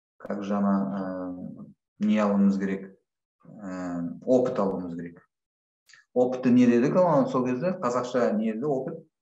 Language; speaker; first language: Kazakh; non-native, local second language; Russian